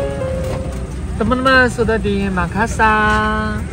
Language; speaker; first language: Indonesian; non-native, learner; Chinese